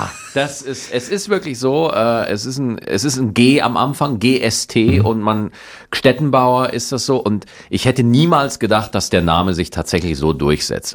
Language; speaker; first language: German; native; German